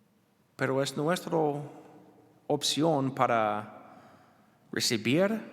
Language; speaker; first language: Spanish; non-native, learner; English